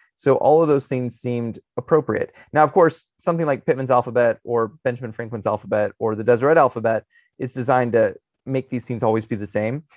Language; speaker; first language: English; native; English